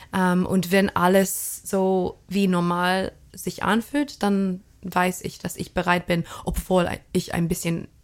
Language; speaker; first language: German; non-native, fluent; English